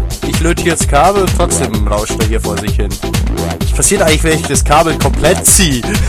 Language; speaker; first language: German; native; German